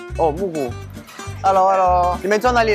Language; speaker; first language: Chinese; non-native, fluent; French